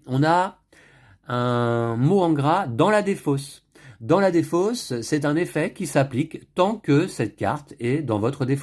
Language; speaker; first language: French; native; French